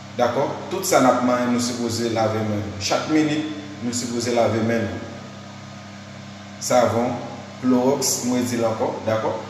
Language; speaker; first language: French; non-native, learner; Haitian Creole